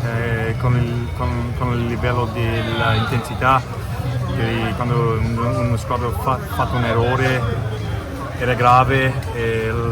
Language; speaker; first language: Italian; non-native, learner; English